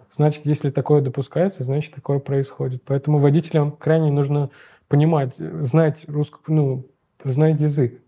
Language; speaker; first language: Russian; non-native, local second language; Uzbek